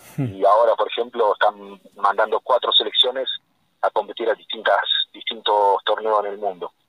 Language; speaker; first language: Spanish; native; Spanish